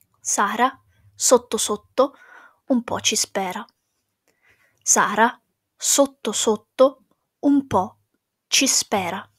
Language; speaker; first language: Italian; non-native, fluent; English